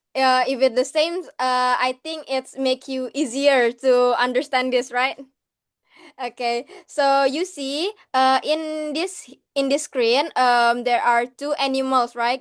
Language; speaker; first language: English; non-native, learner; Indonesian